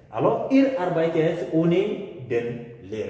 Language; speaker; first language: German; non-native, fluent; French